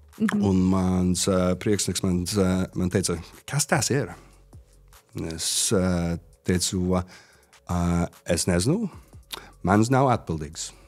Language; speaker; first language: Latvian; non-native, learner; English